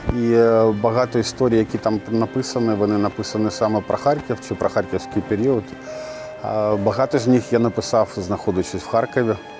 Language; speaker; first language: Ukrainian; non-native, local second language; Russian